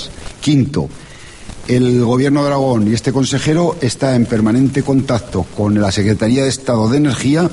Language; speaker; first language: Spanish; native; Spanish